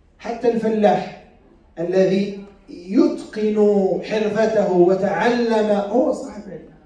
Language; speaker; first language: Arabic; native; Arabic